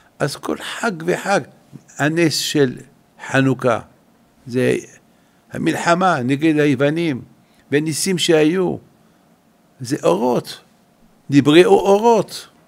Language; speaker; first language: Hebrew; non-native, fluent; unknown